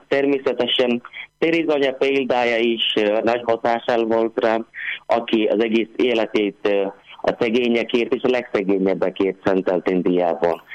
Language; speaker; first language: Hungarian; non-native, fluent; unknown